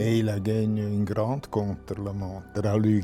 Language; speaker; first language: French; non-native, local second language; German